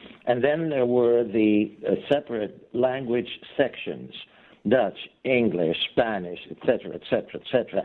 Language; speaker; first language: English; non-native, fluent; Dutch